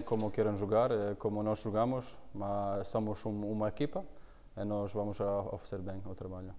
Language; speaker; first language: Portuguese; non-native, learner; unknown